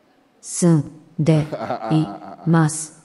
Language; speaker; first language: Japanese; non-native, learner; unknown